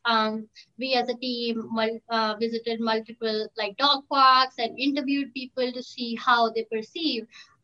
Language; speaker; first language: English; non-native, local second language; Hindi